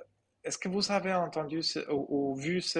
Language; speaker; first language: French; non-native, fluent; Spanish